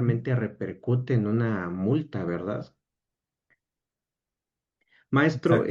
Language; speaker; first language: Spanish; native; Spanish